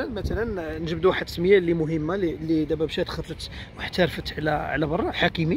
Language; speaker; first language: Arabic; native; Arabic